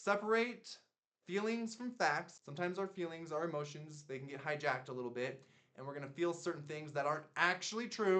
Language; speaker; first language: English; native; English